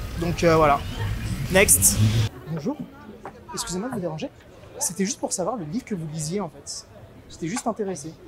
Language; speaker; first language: French; native; French